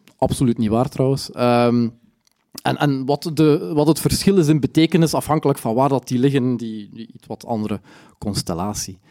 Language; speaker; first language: Dutch; native; Dutch